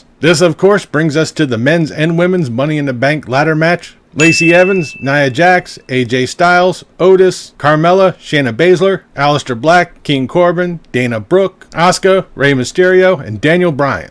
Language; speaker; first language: English; native; English